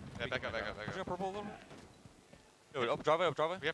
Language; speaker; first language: English; native; English